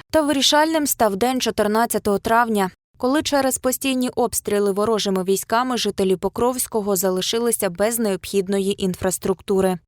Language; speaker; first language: Ukrainian; native; Ukrainian